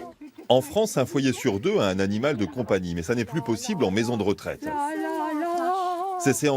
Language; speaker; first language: French; native; French